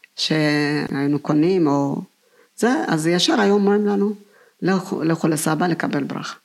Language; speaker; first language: Hebrew; non-native, fluent; Amharic